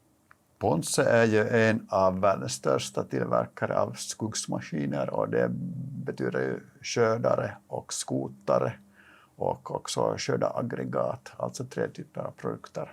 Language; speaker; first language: Swedish; non-native, local second language; Finnish